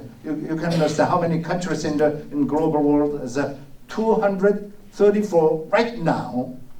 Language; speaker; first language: English; non-native, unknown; Korean